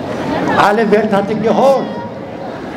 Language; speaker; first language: German; non-native, learner; Persian